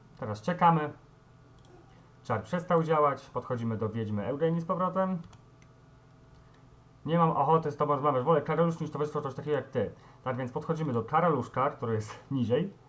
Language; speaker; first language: Polish; native; Polish